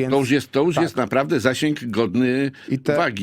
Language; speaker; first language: Polish; native; Polish